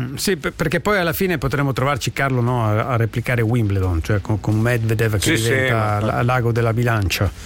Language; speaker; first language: Italian; native; Italian